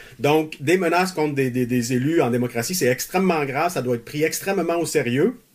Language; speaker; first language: French; native; French